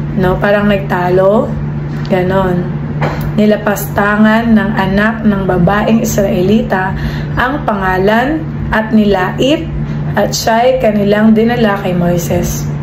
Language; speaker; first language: Filipino; native; Filipino